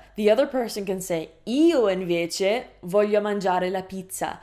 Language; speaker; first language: Italian; non-native, fluent; English